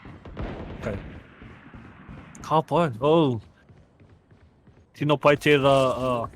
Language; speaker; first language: Māori; non-native, local second language; English